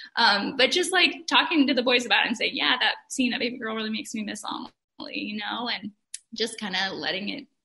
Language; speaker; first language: English; native; English